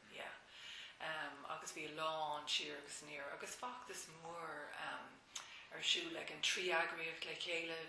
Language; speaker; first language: Irish; non-native, local second language; English